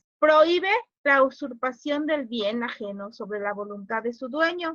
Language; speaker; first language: Spanish; native; Spanish